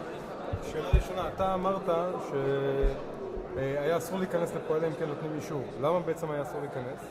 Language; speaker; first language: Hebrew; native; Hebrew